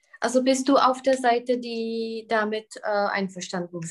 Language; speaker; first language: German; non-native, fluent; Czech